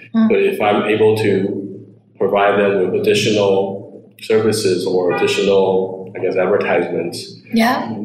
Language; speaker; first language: English; early bilingual, other home language; Chinese